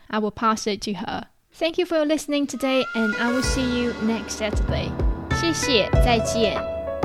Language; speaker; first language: English; non-native, fluent; Chinese